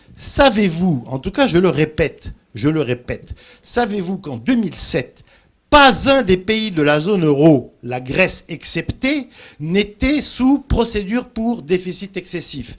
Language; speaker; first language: French; native; French